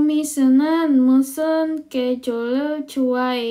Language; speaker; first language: Korean; non-native, fluent; Indonesian